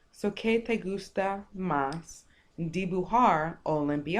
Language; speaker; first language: Spanish; non-native, fluent; English